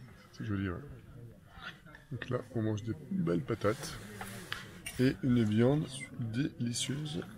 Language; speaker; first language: French; native; French